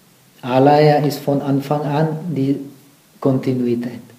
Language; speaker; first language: German; non-native, fluent; Czech